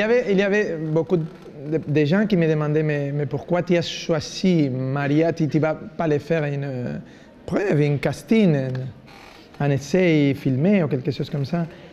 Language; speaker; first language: French; non-native, fluent; Spanish